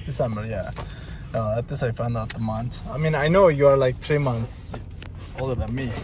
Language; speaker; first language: English; non-native, fluent; Turkish